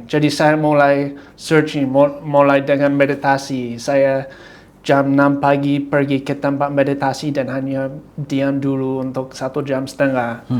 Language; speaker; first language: Indonesian; non-native, fluent; English